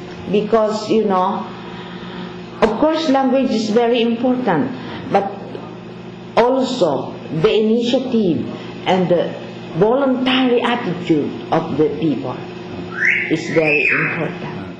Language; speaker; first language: English; non-native, local second language; Filipino